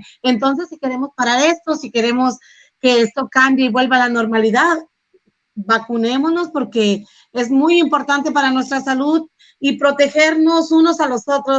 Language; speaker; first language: Spanish; native; Spanish